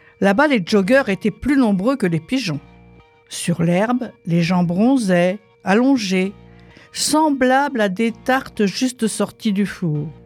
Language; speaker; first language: French; non-native, fluent; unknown